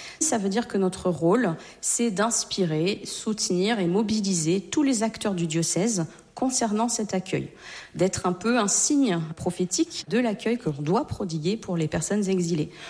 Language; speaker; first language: French; native; French